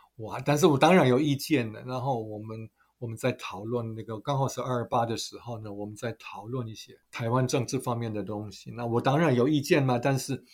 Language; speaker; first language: Chinese; non-native, fluent; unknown